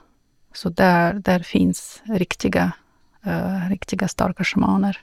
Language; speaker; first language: Swedish; non-native, learner; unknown